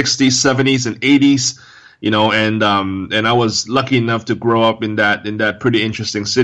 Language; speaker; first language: English; non-native, local second language; Cantonese